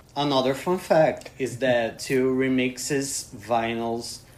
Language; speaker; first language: English; non-native, fluent; Portuguese